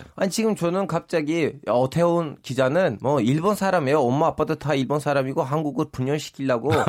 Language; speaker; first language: Korean; non-native, fluent; Turkish